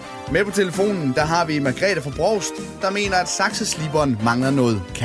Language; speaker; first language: Danish; native; Danish